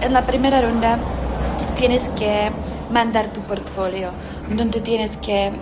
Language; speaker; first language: Spanish; non-native, fluent; Czech